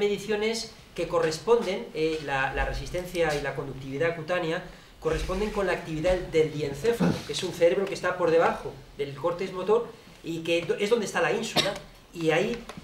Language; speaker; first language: Spanish; native; Spanish